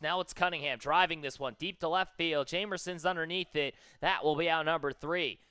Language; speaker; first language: English; native; English